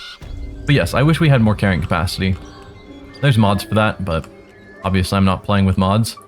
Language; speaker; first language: English; native; English